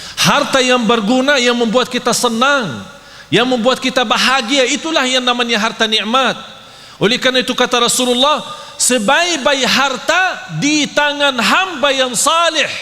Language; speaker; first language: Malay; non-native, fluent; Arabic